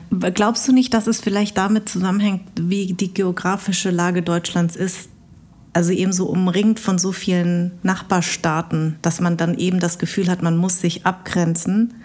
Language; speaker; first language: German; early bilingual, other home language; Vietnamese